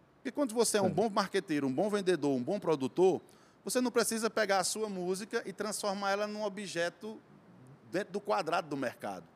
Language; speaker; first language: Portuguese; native; Portuguese